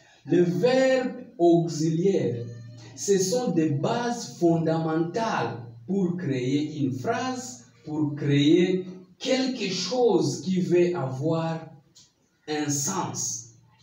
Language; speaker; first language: French; non-native, local second language; Swahili